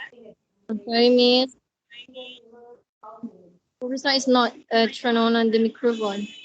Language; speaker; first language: English; non-native, fluent; Indonesian